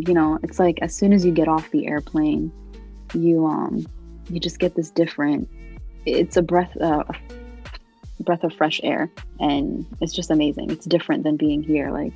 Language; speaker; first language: English; early bilingual, other home language; Arabic